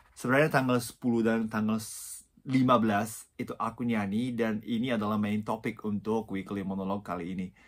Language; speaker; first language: Indonesian; non-native, fluent; Japanese